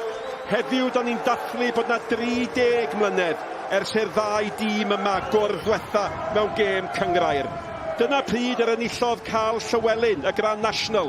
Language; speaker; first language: Welsh; native; Welsh